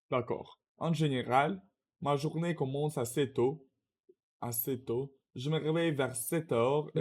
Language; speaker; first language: French; non-native, learner; Russian